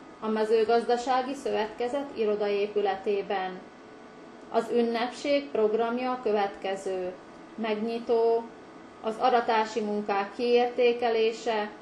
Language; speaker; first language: Slovak; non-native, local second language; Hungarian